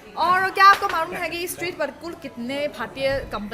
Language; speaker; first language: Hindi; non-native, fluent; Chinese